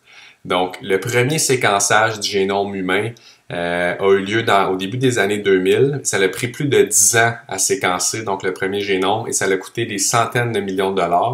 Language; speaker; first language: French; native; French